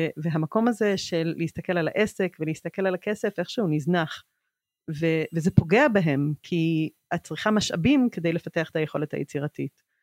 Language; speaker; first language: Hebrew; early bilingual, other home language; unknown